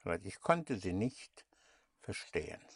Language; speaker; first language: German; non-native, fluent; English